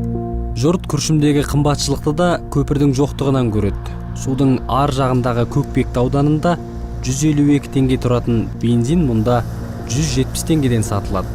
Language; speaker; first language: Kazakh; native; Kazakh